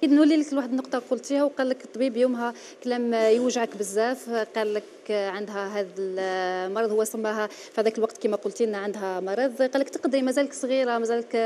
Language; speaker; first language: Arabic; native; Arabic